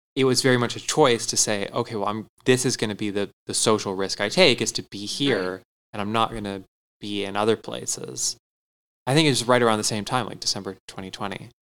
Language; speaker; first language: English; native; English